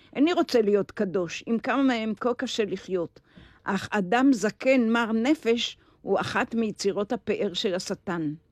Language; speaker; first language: Hebrew; native; Hebrew